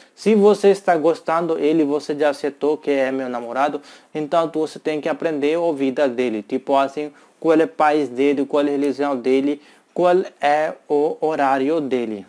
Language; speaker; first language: Portuguese; non-native, learner; Hindi